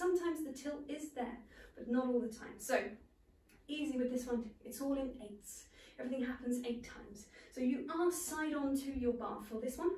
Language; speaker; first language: English; native; English